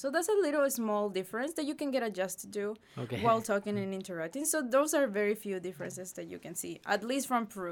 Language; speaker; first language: English; non-native, fluent; Spanish